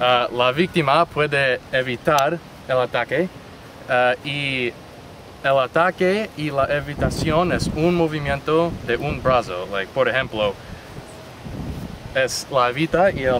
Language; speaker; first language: Spanish; non-native, learner; English